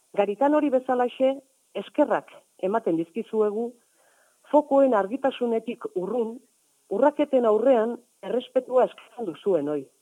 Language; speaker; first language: Basque; native; Basque